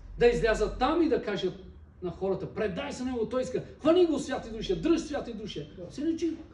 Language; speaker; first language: Bulgarian; non-native, local second language; Turkish